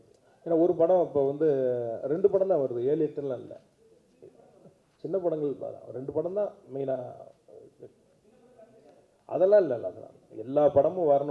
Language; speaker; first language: Tamil; native; Tamil